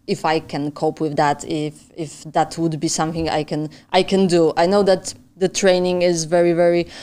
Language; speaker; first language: English; non-native, fluent; Polish